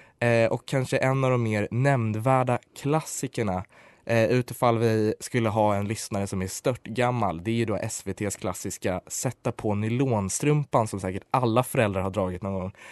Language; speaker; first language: Swedish; native; Swedish